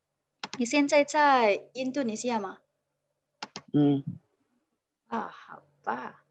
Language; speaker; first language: Chinese; non-native, fluent; Indonesian